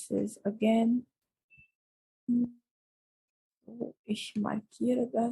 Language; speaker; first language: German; non-native, fluent; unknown